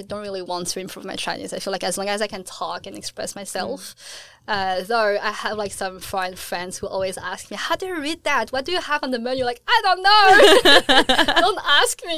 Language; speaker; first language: English; non-native, fluent; French